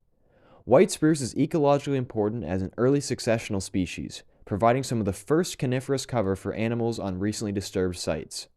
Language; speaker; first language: English; native; English